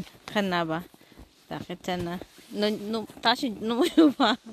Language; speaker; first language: Korean; non-native, learner; Filipino